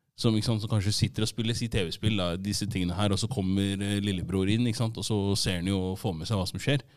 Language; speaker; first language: Norwegian; native; Norwegian